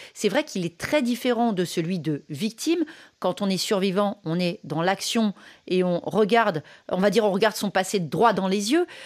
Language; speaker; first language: French; native; French